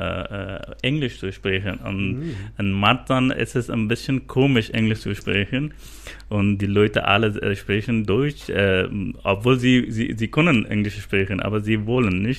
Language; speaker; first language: German; non-native, learner; Persian